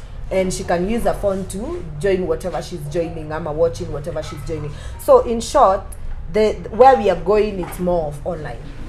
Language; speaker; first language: English; non-native, local second language; Swahili